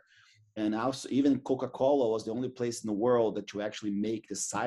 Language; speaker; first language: English; non-native, fluent; Portuguese